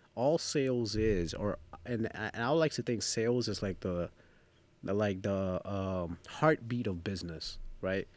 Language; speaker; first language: English; early bilingual, other home language; Bangla